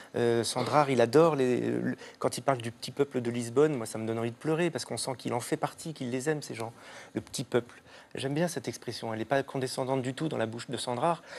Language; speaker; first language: French; native; French